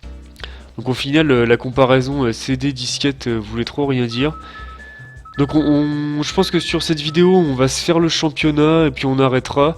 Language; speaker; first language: French; native; French